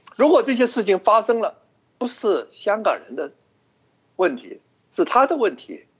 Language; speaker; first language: Chinese; non-native, local second language; Cantonese